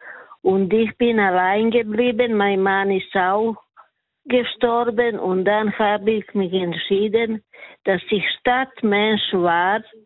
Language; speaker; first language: German; non-native, learner; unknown